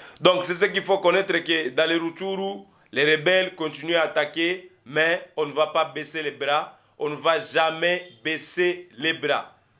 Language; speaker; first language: French; non-native, local second language; Lingala